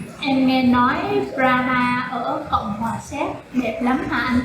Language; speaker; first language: Vietnamese; native; Vietnamese